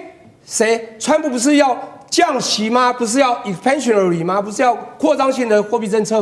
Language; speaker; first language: Chinese; native; Chinese